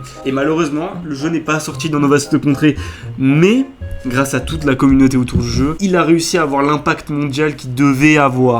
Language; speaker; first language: French; native; French